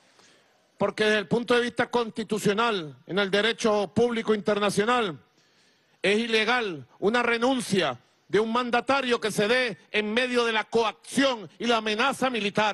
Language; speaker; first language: Spanish; native; Spanish